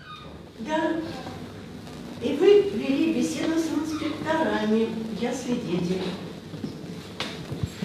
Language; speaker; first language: Russian; native; Russian